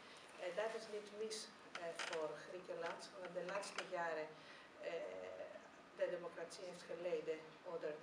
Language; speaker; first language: Dutch; non-native, fluent; Greek